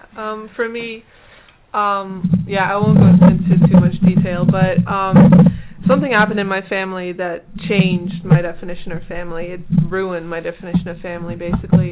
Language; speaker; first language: English; non-native, fluent; Dutch